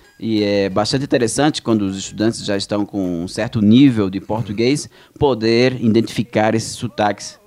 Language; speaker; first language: Portuguese; native; Portuguese